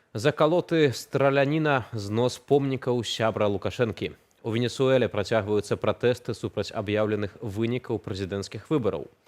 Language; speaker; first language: Belarusian; native; Belarusian